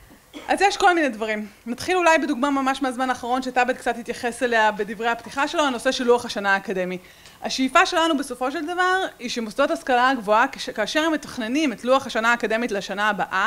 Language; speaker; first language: Hebrew; native; Hebrew